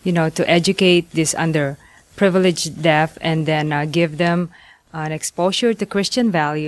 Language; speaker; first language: English; non-native, local second language; Pampanga